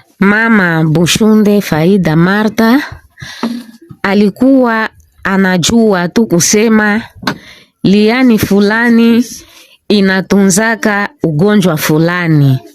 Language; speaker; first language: Swahili; non-native, local second language; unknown